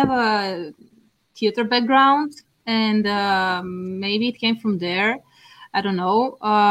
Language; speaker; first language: English; non-native, fluent; Bulgarian